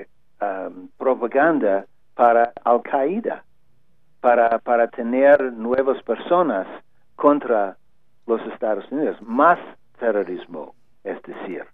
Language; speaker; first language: Spanish; non-native, learner; English